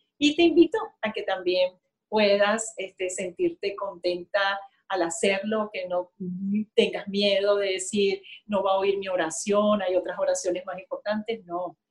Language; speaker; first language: Spanish; native; Spanish